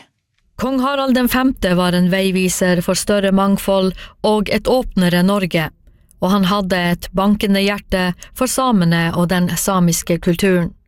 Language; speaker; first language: Norwegian; native; Norwegian